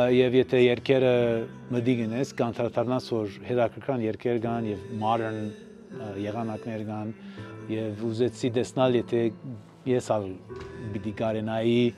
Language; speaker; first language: Armenian; early bilingual, heritage; Armenian